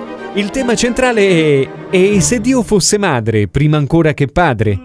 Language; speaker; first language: Italian; native; Italian